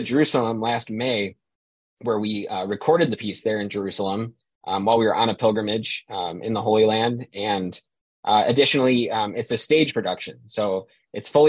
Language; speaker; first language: English; native; English